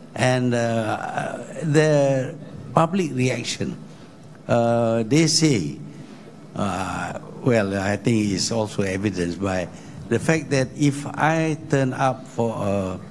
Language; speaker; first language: English; non-native, local second language; Malay